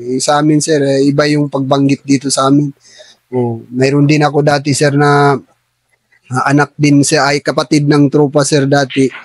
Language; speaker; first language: Filipino; non-native, local second language; Tausug